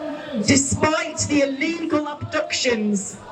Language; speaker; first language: English; native; English